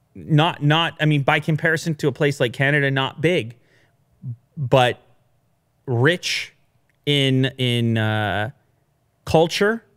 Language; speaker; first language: English; early bilingual, other home language; Italian